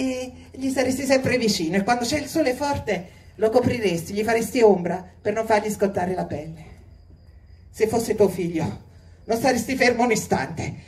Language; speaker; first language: Italian; native; Italian